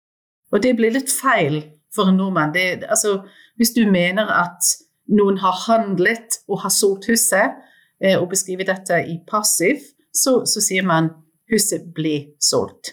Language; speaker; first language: Norwegian; non-native, fluent; English